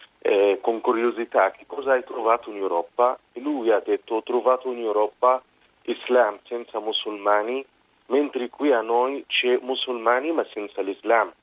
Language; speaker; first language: Italian; non-native, fluent; Arabic